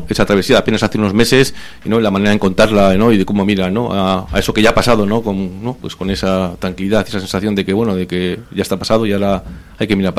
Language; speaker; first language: Spanish; native; Spanish